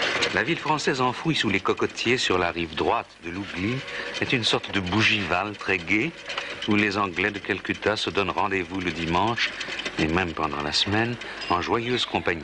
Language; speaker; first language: French; native; French